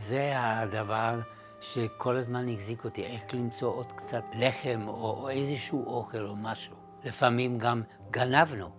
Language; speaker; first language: Hebrew; non-native, fluent; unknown